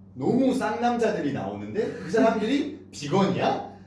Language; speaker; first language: Korean; non-native, fluent; French